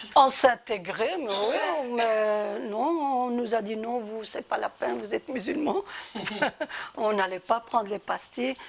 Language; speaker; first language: French; early bilingual, other home language; Arabic